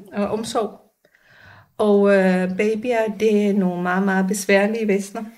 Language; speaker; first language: Danish; non-native, fluent; Hebrew